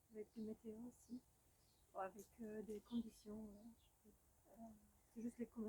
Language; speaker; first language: French; non-native, fluent; English